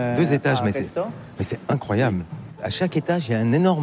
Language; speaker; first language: French; native; French